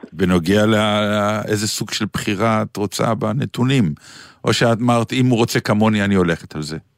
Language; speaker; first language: Hebrew; native; Hebrew